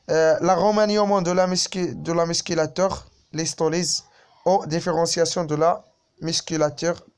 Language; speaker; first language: French; non-native, local second language; Arabic